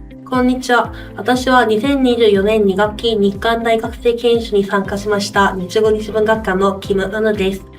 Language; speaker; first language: Japanese; non-native, fluent; Korean